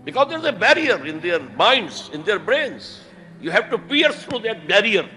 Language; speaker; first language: English; non-native, local second language; Urdu